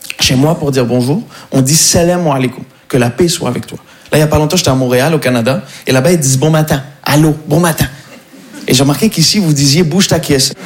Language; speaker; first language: French; non-native, local second language; Arabic